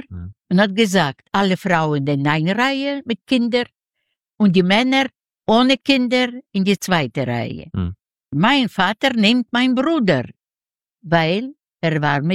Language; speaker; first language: German; non-native, learner; Yiddish